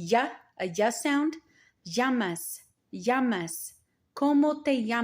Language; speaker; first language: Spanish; non-native, learner; English